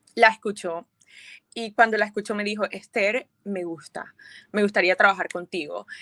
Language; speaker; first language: Spanish; native; Spanish